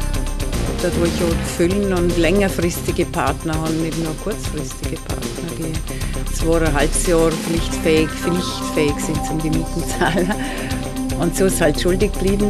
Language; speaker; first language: German; native; German